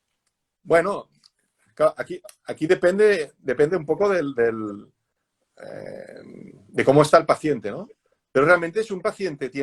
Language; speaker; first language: Spanish; native; Spanish